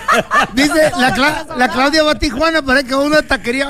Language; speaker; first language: Spanish; native; Spanish